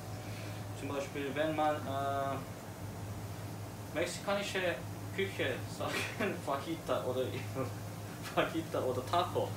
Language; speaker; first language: German; non-native, learner; Korean